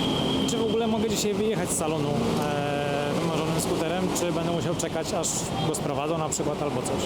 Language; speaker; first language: Polish; native; Polish